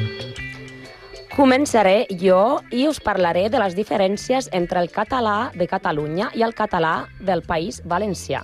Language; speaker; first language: Catalan; non-native, learner; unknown